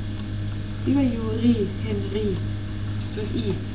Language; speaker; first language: German; native; German